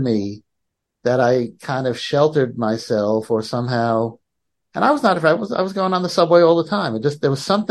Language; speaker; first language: English; native; English